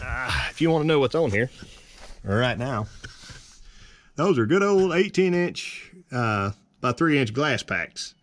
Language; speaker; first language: English; native; English